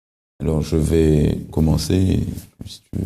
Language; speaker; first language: French; native; French